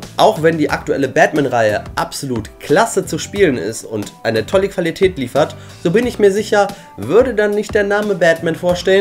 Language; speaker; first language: German; native; German